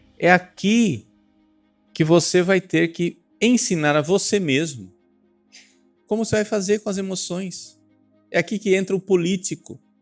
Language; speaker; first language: Portuguese; native; Portuguese